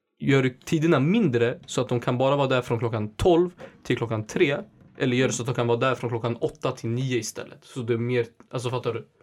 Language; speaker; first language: Swedish; early bilingual, other home language; Indonesian